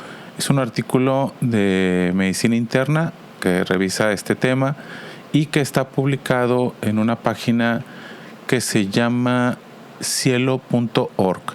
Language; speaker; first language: Spanish; native; Spanish